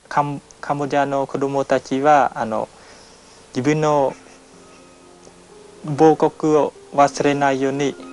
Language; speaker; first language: Japanese; non-native, learner; Khmer